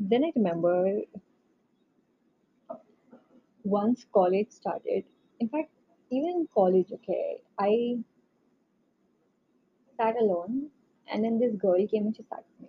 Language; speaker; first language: English; non-native, local second language; Hindi